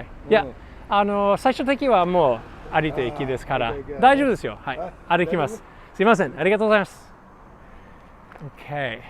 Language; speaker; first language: Japanese; non-native, learner; English